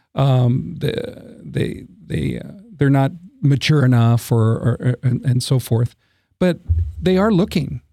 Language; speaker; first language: English; native; English